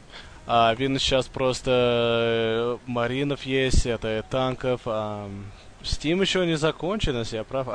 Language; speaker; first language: Russian; early bilingual, heritage; English